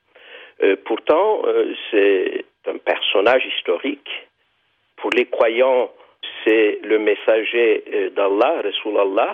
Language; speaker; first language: French; non-native, fluent; Turkish